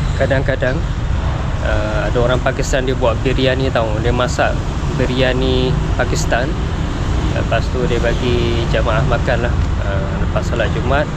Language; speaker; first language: Malay; non-native, fluent; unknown